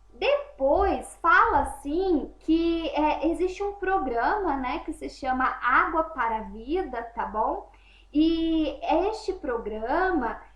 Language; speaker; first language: Portuguese; native; Portuguese